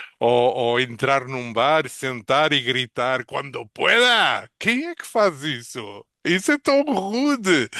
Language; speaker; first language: Portuguese; native; Portuguese